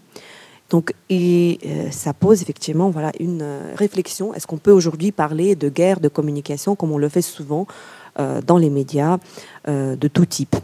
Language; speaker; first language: French; non-native, fluent; Ukrainian